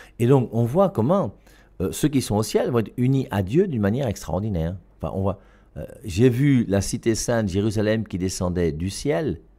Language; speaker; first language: French; native; French